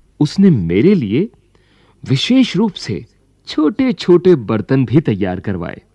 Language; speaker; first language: Hindi; native; Hindi